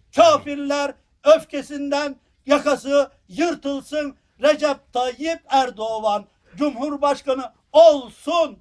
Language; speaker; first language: Turkish; non-native, fluent; Uyghur